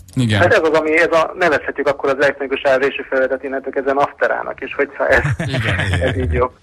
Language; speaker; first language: Hungarian; native; Hungarian